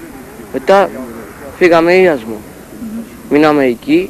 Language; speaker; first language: Greek; non-native, local second language; Turkish